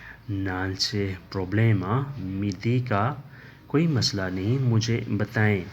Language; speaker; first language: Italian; non-native, learner; Urdu